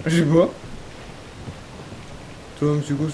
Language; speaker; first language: French; native; French